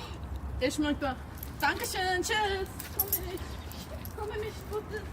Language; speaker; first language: German; non-native, learner; English